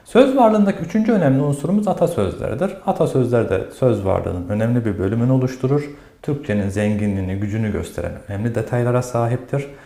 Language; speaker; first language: Turkish; native; Turkish